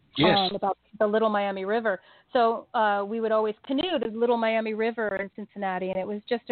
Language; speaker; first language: English; native; English